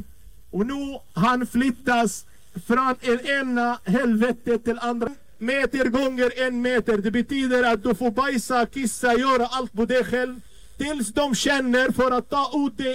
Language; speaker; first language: Swedish; non-native, fluent; Arabic